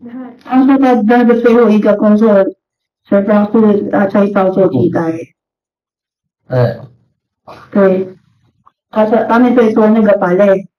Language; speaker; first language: Chinese; non-native, fluent; Filipino